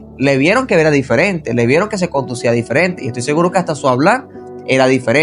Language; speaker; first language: Spanish; native; Spanish